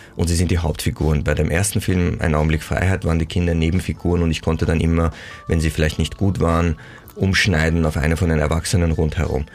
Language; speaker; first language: German; early bilingual, other home language; Persian